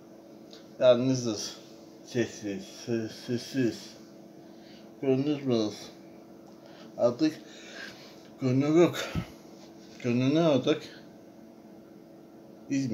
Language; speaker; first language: Turkish; non-native, learner; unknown